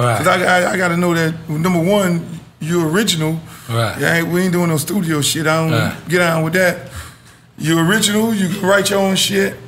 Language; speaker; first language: English; native; English